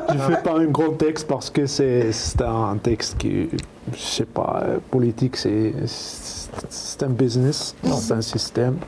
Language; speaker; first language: French; non-native, learner; Arabic